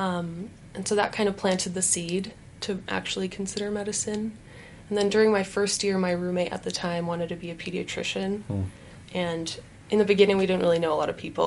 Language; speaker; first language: English; native; English